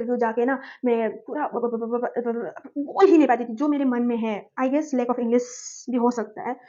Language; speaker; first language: Hindi; non-native, local second language; Nepali